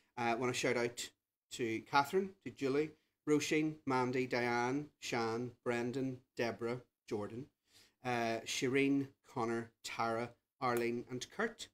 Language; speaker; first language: English; native; English